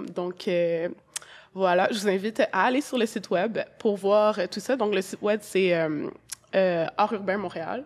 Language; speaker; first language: French; native; French